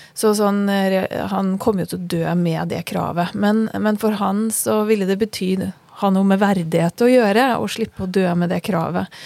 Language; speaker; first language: Norwegian; native; Norwegian